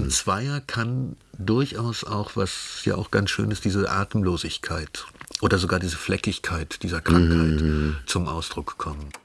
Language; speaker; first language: German; native; German